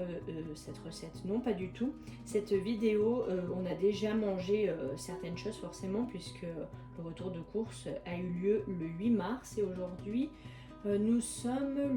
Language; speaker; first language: French; native; French